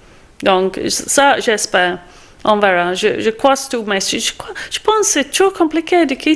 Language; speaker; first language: French; non-native, fluent; English